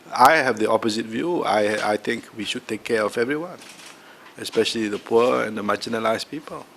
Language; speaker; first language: English; non-native, local second language; Malay